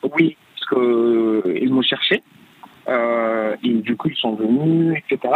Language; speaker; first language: French; non-native, fluent; Arabic